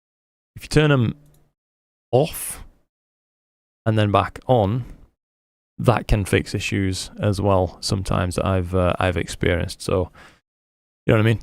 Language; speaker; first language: English; native; English